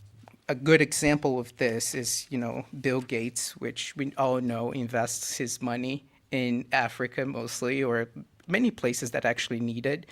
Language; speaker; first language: English; non-native, fluent; Portuguese